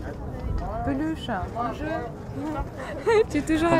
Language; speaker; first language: French; non-native, fluent; Russian